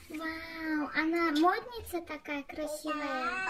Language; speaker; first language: Russian; non-native, local second language; Kazakh